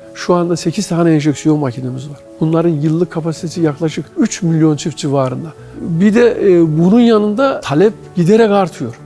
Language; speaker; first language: Turkish; native; Turkish